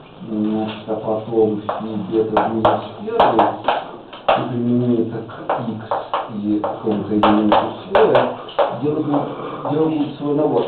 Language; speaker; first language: Russian; native; Russian